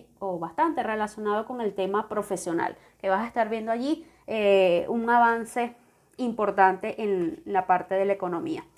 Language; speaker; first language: Spanish; native; Spanish